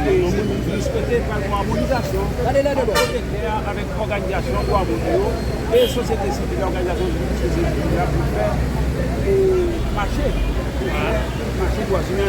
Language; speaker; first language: French; non-native, local second language; Haitian Creole